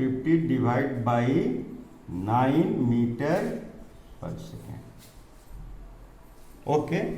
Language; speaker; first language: English; non-native, local second language; Hindi